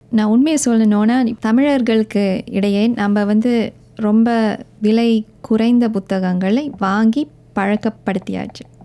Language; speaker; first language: Tamil; native; Tamil